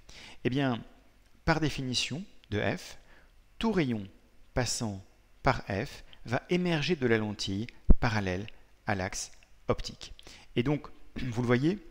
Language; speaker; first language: French; native; French